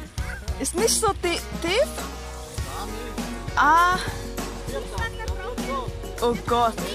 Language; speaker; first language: German; non-native, learner; Filipino